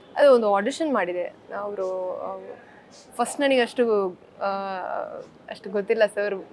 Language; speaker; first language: Kannada; early bilingual, heritage; Kannada